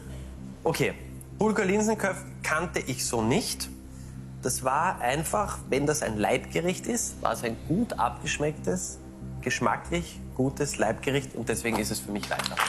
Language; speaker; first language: German; native; German